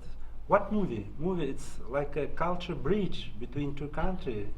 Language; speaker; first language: English; non-native, learner; Russian